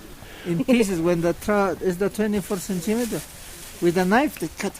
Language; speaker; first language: English; non-native, learner; Spanish